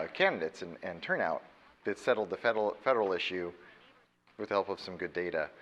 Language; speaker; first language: English; native; English